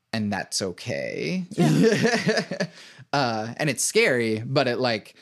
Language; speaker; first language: English; native; English